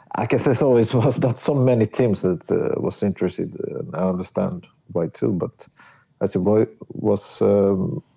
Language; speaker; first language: English; non-native, learner; Swedish